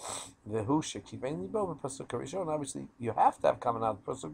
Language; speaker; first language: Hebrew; non-native, fluent; English